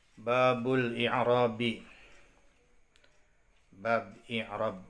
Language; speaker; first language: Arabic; non-native, fluent; Sundanese